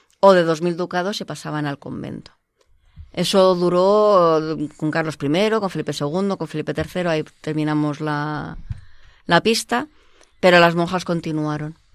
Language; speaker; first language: Spanish; native; Spanish